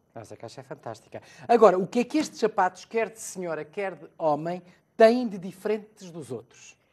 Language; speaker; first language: Portuguese; native; Portuguese